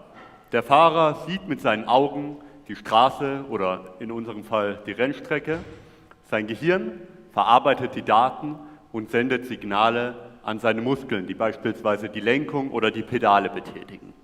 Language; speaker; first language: German; native; German